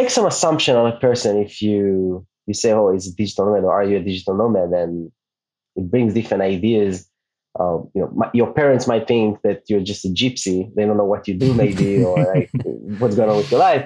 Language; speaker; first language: English; non-native, fluent; Hebrew